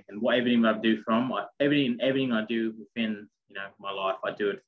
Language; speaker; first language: English; non-native, local second language; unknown